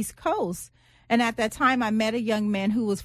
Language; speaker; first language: English; native; English